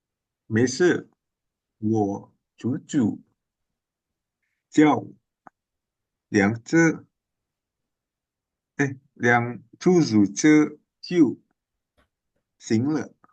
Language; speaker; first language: Chinese; non-native, learner; Indonesian